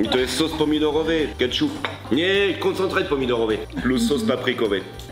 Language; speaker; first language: Polish; non-native, learner; French